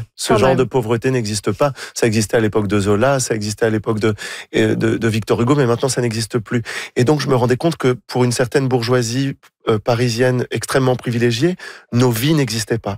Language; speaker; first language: French; native; French